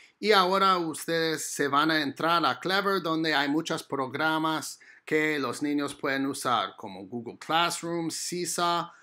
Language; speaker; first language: Spanish; non-native, fluent; English